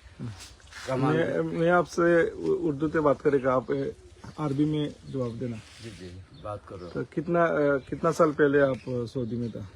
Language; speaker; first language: Hindi; non-native, learner; Bangla